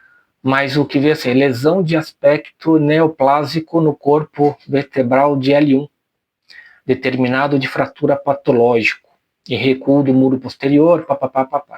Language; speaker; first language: Portuguese; native; Portuguese